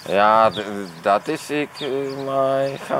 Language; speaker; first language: Dutch; non-native, learner; Polish